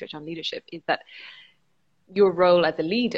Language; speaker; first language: English; native; English